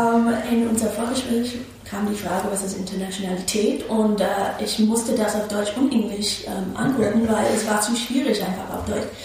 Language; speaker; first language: German; non-native, fluent; English